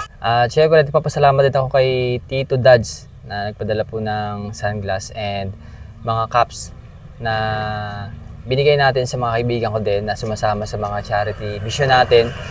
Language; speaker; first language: Filipino; native; Filipino